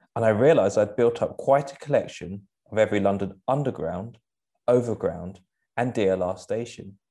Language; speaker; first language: English; native; English